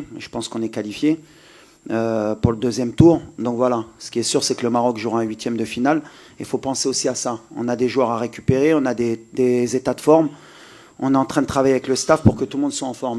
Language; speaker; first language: French; native; French